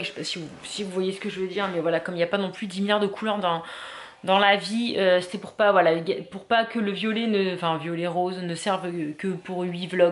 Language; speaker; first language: French; native; French